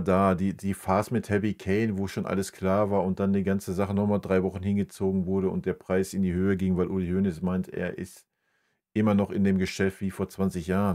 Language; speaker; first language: German; native; German